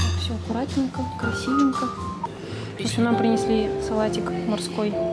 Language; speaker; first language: Russian; native; Russian